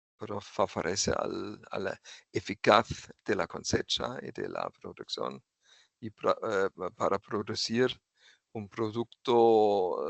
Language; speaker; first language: Spanish; non-native, fluent; German